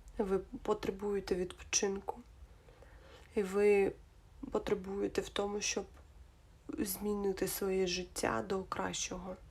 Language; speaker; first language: Ukrainian; non-native, local second language; Russian